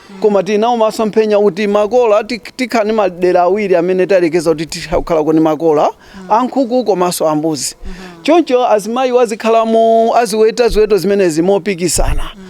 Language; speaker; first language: Nyanja; native; Nyanja